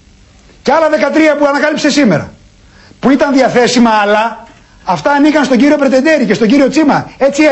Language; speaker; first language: Greek; native; Greek